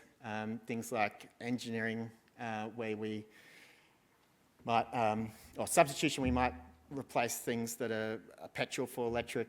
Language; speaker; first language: English; native; English